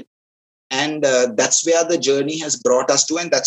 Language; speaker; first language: English; non-native, local second language; Sinhala